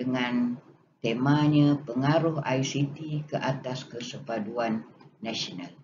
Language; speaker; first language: Malay; native; Malay